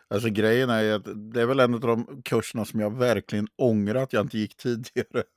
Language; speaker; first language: Swedish; native; Swedish